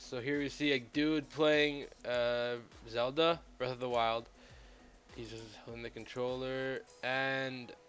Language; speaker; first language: English; native; English